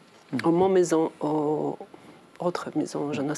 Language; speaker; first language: French; non-native, learner; Ukrainian